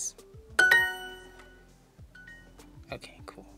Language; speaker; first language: French; non-native, learner; English